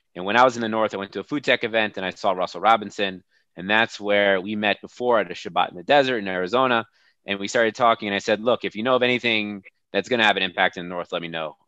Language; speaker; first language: English; native; English